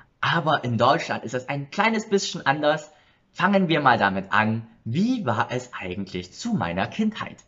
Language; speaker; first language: German; early bilingual, other home language; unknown